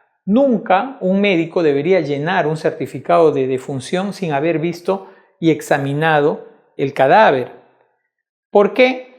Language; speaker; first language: Spanish; native; Spanish